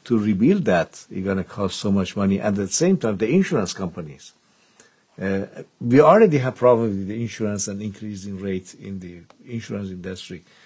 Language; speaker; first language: English; non-native, fluent; Persian